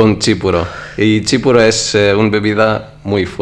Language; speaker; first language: Spanish; non-native, learner; Greek